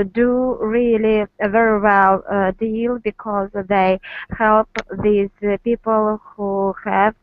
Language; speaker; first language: English; non-native, learner; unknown